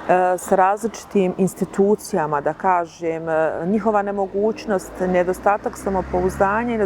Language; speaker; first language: Bosnian; native; Bosnian